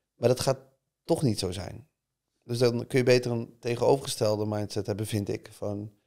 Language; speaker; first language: Dutch; native; Dutch